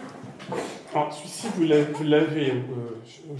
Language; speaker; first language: French; native; French